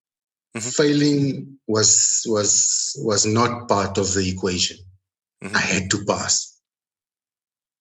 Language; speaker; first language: English; non-native, local second language; Afrikaans